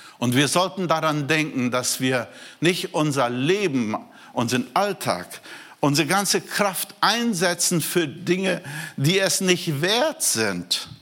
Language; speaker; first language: German; non-native, fluent; Portuguese